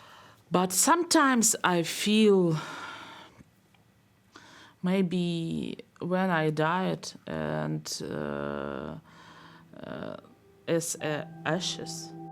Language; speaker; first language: English; non-native, learner; Belarusian